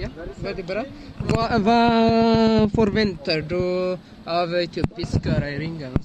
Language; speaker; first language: Norwegian; non-native, learner; Amharic